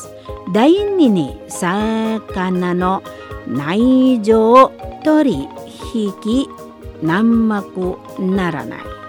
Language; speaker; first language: Japanese; non-native, learner; Indonesian